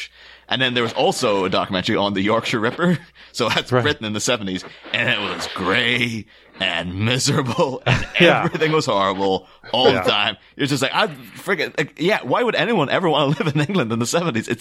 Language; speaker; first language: English; native; English